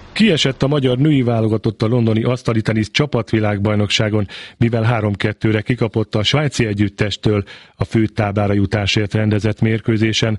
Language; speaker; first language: Hungarian; native; Hungarian